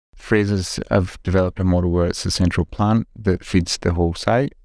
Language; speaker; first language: English; native; English